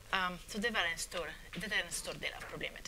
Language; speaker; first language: Swedish; non-native, fluent; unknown